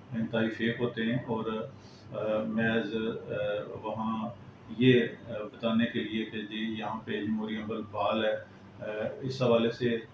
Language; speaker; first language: Urdu; non-native, local second language; Pahari-Potwari